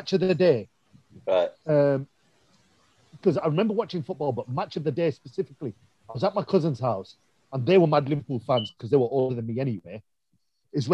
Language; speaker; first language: English; native; English